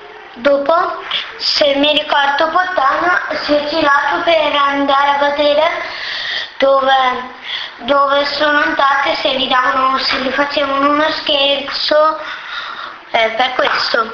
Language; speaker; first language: Italian; early bilingual, other home language; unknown